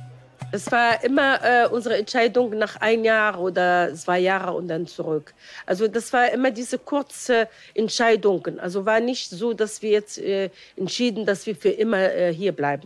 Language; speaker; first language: German; non-native, fluent; Arabic